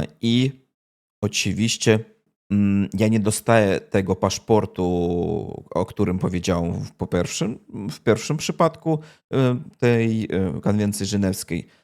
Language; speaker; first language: Polish; non-native, learner; Russian